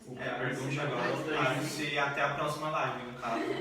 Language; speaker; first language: Portuguese; native; Portuguese